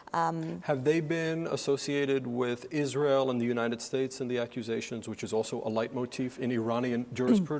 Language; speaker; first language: English; native; English